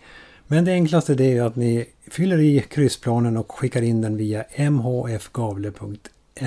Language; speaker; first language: Swedish; native; Swedish